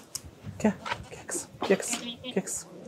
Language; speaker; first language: Turkish; native; Turkish